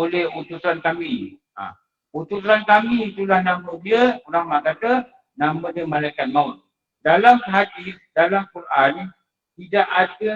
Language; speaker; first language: Malay; native; Malay